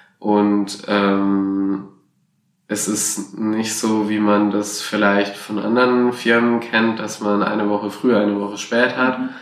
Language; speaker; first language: German; native; German